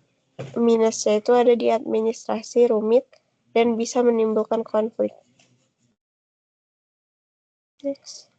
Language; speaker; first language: Indonesian; native; Indonesian